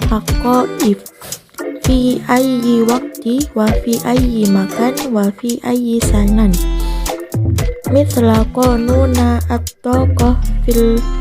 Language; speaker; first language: Arabic; non-native, learner; Indonesian